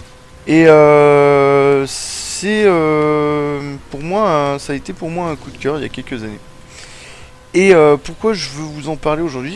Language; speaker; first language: French; native; French